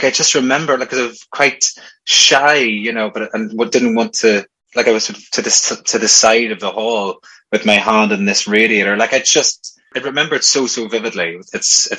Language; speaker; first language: English; native; English